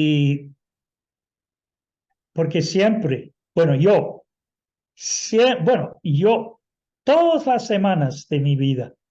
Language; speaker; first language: Spanish; non-native, fluent; English